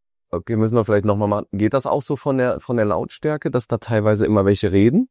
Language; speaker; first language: German; native; German